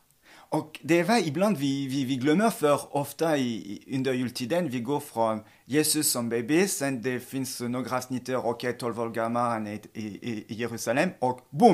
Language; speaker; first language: Swedish; non-native, fluent; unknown